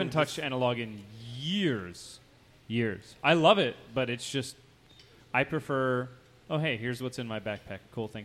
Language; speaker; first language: English; native; English